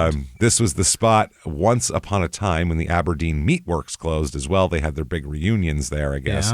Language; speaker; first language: English; native; English